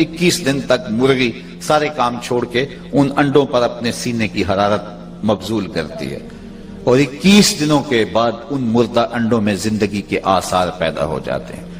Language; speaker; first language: Urdu; non-native, local second language; Punjabi